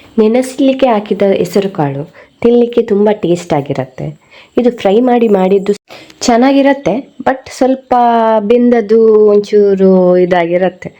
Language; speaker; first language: Kannada; non-native, local second language; Tulu